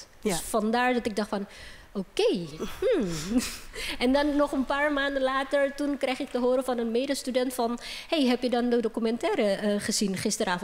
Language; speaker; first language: Dutch; non-native, fluent; Indonesian